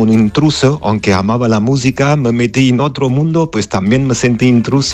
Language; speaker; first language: Spanish; non-native, fluent; Armenian